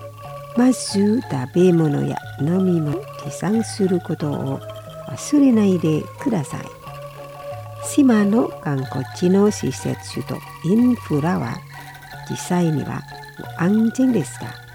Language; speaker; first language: Japanese; non-native, fluent; Indonesian